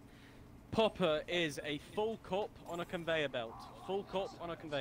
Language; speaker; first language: English; native; English